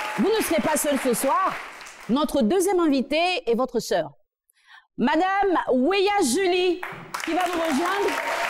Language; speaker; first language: French; native; French